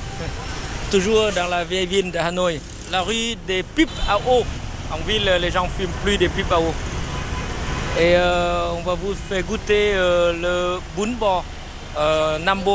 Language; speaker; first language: French; non-native, fluent; Vietnamese